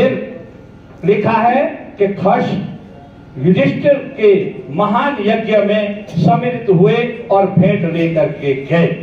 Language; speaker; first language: Hindi; native; Hindi